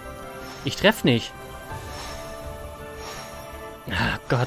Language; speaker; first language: German; native; German